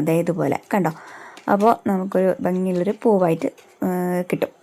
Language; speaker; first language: Malayalam; native; Malayalam